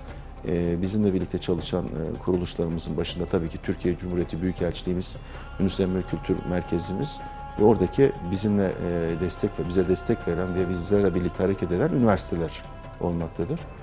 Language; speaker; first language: Turkish; native; Turkish